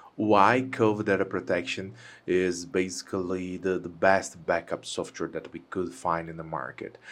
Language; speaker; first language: English; non-native, fluent; Portuguese